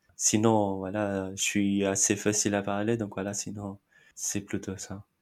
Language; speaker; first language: French; non-native, fluent; Marathi